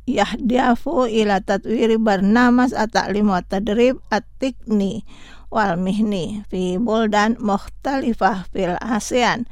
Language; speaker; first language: Arabic; non-native, fluent; Indonesian